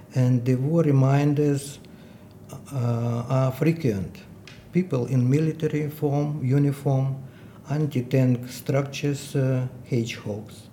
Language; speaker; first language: English; non-native, fluent; Ukrainian